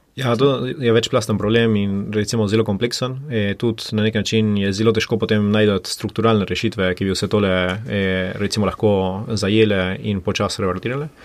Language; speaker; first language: Slovenian; early bilingual, heritage; Slovenian